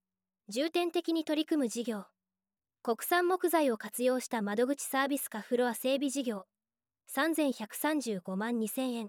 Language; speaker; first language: Japanese; native; Japanese